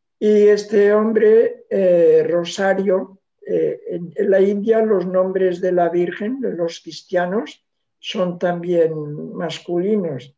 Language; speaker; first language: Spanish; non-native, local second language; Catalan